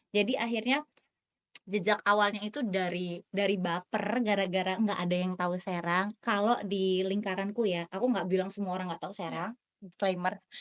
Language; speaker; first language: Indonesian; native; Indonesian